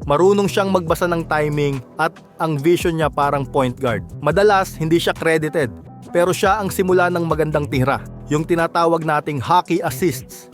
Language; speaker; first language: Filipino; native; Filipino